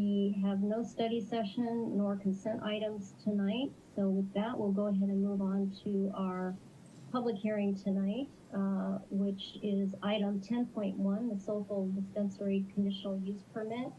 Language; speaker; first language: English; native; English